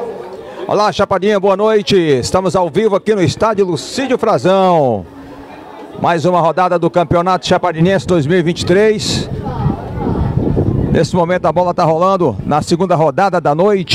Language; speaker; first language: Portuguese; native; Portuguese